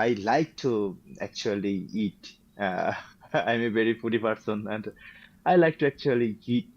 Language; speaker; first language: English; non-native, learner; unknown